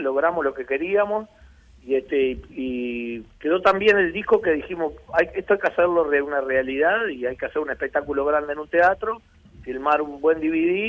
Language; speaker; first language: Spanish; native; Spanish